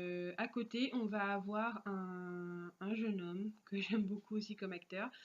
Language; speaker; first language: French; native; French